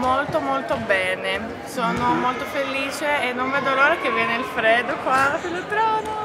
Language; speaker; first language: Italian; non-native, fluent; Greek